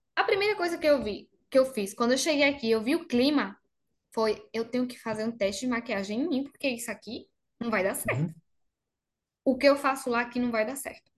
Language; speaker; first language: Portuguese; non-native, fluent; Spanish